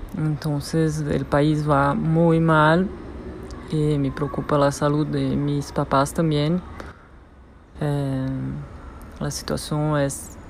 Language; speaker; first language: Spanish; non-native, fluent; Portuguese